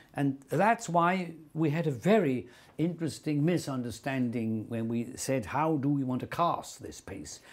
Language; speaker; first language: English; non-native, fluent; Swiss German